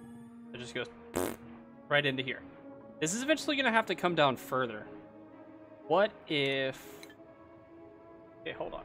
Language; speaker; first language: English; native; English